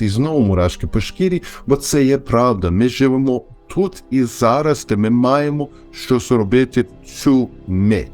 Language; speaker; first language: Ukrainian; early bilingual, heritage; Ukrainian